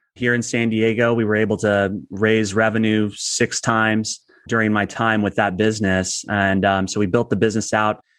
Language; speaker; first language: English; native; English